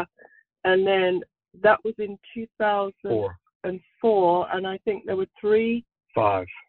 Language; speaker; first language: English; native; English